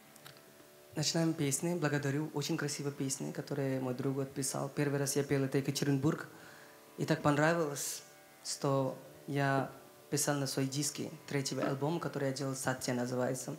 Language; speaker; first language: Russian; non-native, learner; Hindi